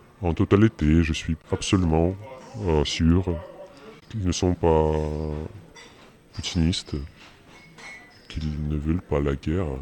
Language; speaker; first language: French; non-native, learner; Russian